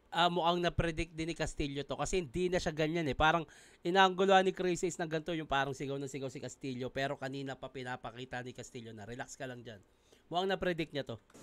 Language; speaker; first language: Filipino; native; Filipino